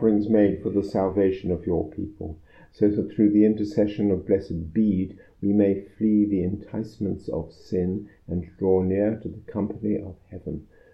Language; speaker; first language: English; native; English